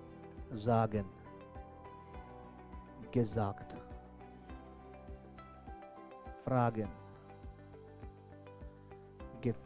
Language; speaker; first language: German; non-native, fluent; Hindi